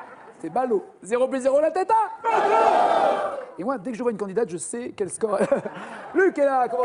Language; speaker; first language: French; native; French